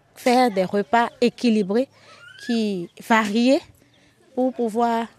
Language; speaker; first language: French; non-native, local second language; Fon